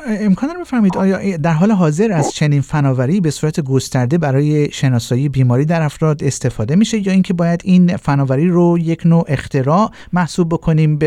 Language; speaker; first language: Persian; native; Persian